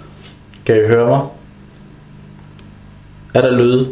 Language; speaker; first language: Danish; early bilingual, other home language; Arabic